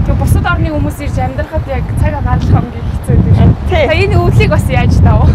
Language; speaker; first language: Mongolian; native; Mongolian